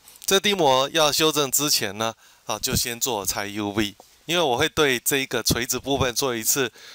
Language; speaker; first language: Chinese; native; Chinese